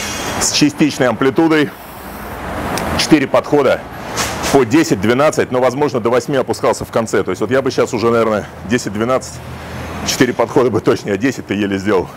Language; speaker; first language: Russian; native; Russian